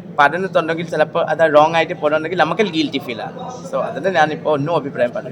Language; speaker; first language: Malayalam; non-native, local second language; Assamese